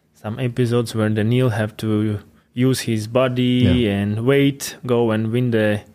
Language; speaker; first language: English; non-native, fluent; Latvian